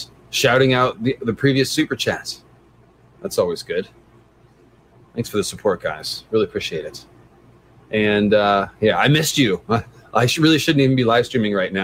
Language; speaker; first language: English; native; English